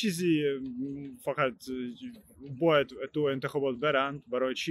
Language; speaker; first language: Persian; non-native, learner; Ukrainian